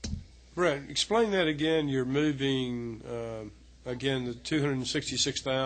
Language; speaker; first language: English; native; English